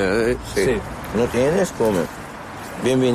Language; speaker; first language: Spanish; non-native, learner; Arabic